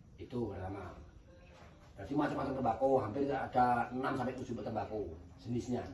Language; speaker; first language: Indonesian; non-native, local second language; Javanese